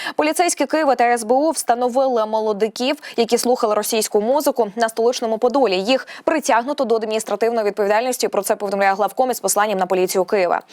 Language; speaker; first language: Ukrainian; native; Ukrainian